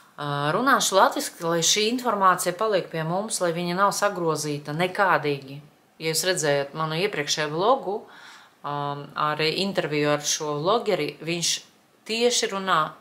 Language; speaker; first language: Latvian; non-native, local second language; Russian